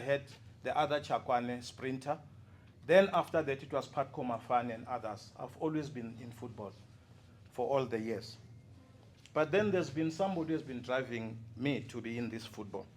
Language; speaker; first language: English; non-native, local second language; Zulu